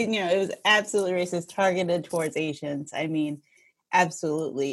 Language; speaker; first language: English; early bilingual, other home language; Filipino